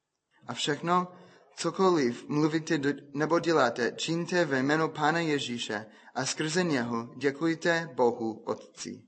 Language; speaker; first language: Czech; non-native, fluent; English